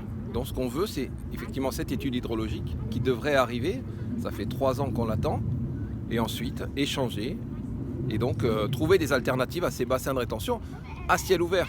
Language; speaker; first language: French; native; French